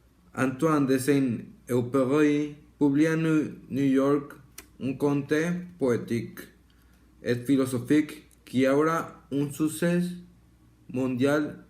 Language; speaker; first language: French; non-native, learner; Spanish